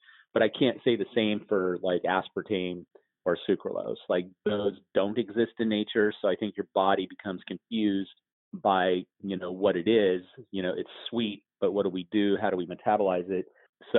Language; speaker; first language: English; native; English